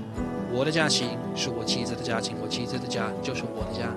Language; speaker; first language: Chinese; non-native, fluent; English